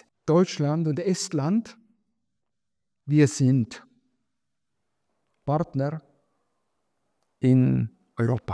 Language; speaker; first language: German; non-native, fluent; Estonian